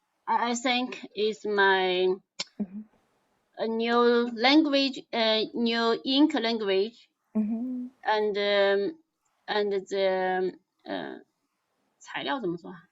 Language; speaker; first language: English; non-native, learner; Chinese